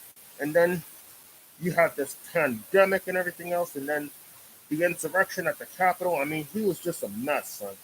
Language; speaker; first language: English; native; English